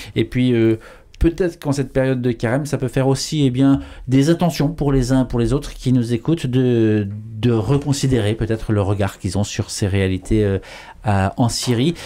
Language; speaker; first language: French; native; French